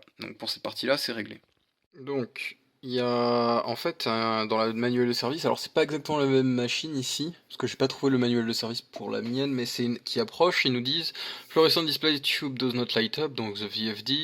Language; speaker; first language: French; native; French